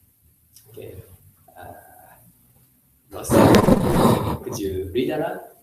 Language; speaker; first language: English; non-native, fluent; Japanese